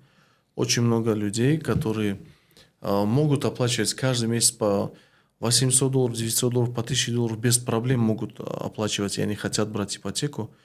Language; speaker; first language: Russian; non-native, local second language; Tajik